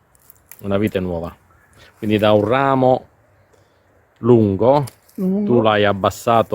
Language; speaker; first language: Italian; native; Italian